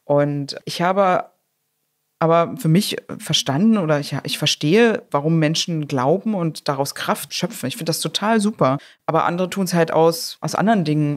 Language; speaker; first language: German; native; German